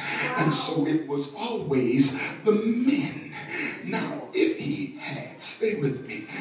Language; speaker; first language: English; native; English